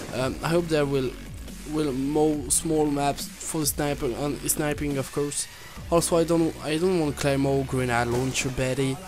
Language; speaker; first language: English; non-native, learner; French